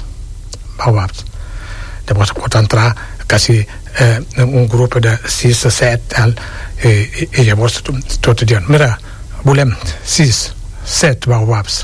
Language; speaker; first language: Catalan; non-native, fluent; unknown